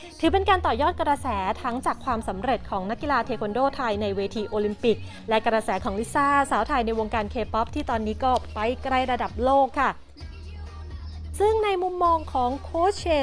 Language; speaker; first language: Thai; native; Thai